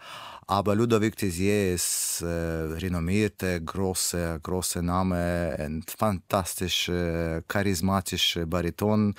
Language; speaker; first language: German; non-native, learner; Russian